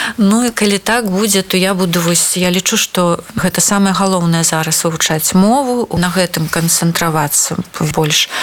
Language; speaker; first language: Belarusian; non-native, local second language; Russian